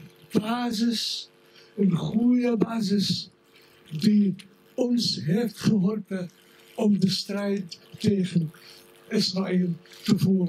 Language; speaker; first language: Dutch; non-native, fluent; Arabic